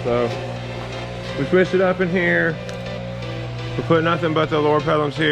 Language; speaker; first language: English; native; English